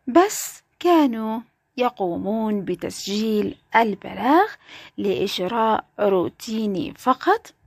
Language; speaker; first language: Arabic; native; Arabic